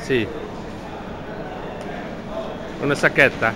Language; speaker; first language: Italian; non-native, learner; Dutch